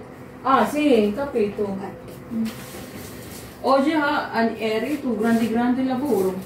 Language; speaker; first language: Italian; non-native, learner; Cebuano